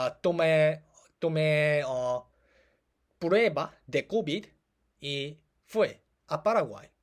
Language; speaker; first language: Spanish; non-native, learner; Korean